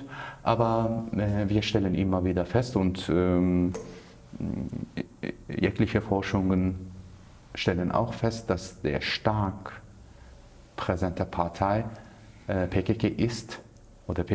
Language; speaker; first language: German; non-native, fluent; Kurdish